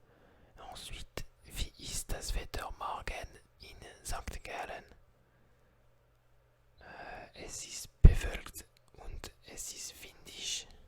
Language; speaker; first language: German; non-native, learner; French